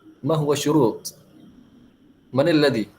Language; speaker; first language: Arabic; non-native, fluent; Malay